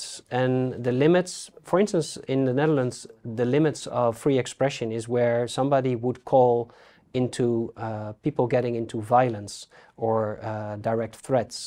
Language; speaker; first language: English; non-native, fluent; Dutch